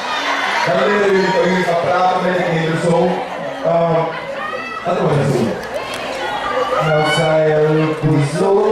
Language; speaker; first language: Dutch; non-native, local second language; Sranan Tongo